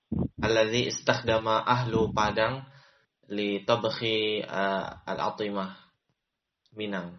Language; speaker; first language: Arabic; non-native, learner; Indonesian